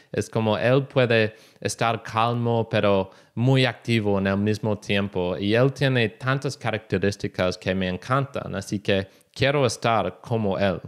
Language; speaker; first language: Spanish; non-native, learner; English